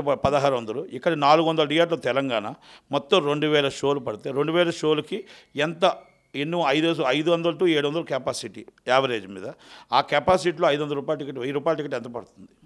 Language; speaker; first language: Telugu; native; Telugu